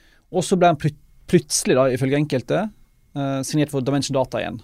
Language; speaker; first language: Norwegian; native; Norwegian